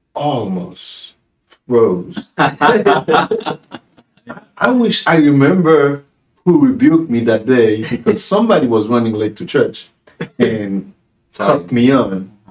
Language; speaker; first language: English; non-native, fluent; Haitian Creole